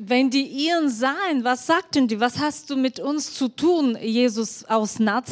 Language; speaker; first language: German; non-native, fluent; Bulgarian